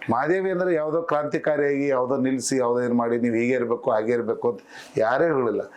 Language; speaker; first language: Kannada; native; Kannada